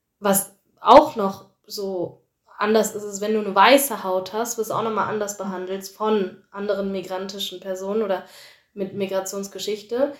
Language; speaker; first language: German; early bilingual, other home language; Tamil